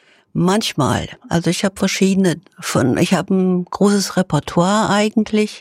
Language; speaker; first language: German; native; German